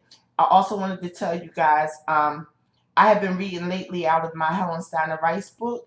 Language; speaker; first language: English; native; English